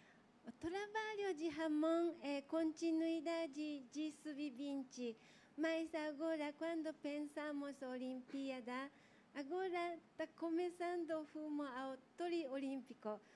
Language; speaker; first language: Portuguese; non-native, learner; Japanese